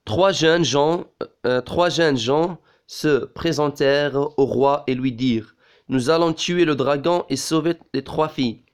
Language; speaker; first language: French; non-native, local second language; Arabic